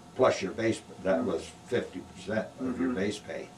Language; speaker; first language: English; native; English